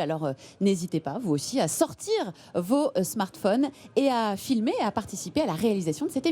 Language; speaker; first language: French; native; French